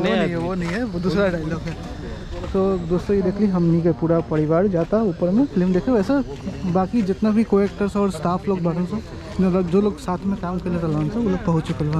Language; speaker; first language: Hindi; non-native, local second language; Bhojpuri